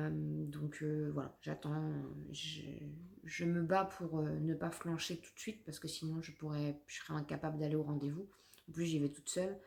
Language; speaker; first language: French; native; French